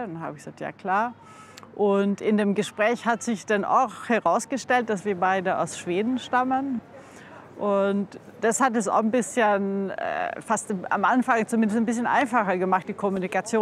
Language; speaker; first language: German; non-native, fluent; Swedish